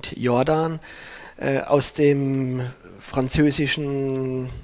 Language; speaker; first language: German; native; German